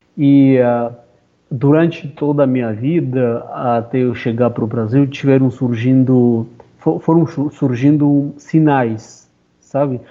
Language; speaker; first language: Portuguese; non-native, fluent; Armenian